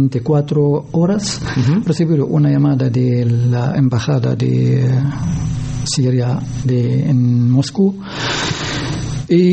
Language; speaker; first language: Spanish; non-native, learner; Arabic